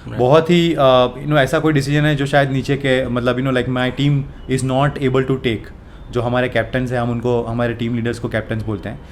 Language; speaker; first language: Hindi; non-native, local second language; Gujarati